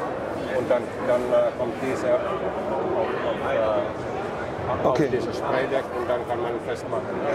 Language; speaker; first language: German; non-native, fluent; Finnish